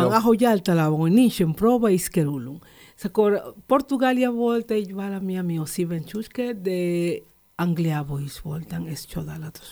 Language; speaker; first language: Hungarian; non-native, fluent; Spanish